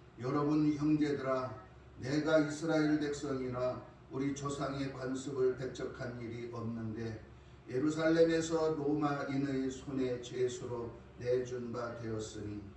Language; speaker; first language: Korean; native; Korean